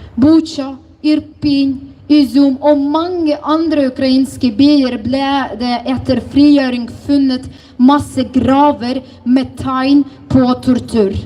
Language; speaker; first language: Norwegian; non-native, fluent; Ukrainian